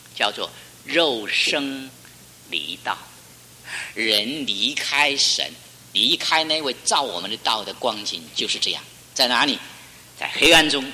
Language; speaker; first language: Chinese; native; Chinese